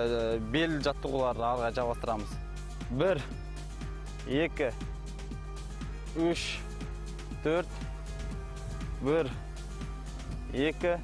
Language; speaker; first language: Kazakh; native; Kazakh